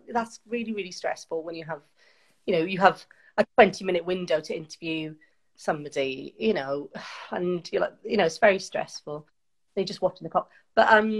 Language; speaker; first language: English; native; English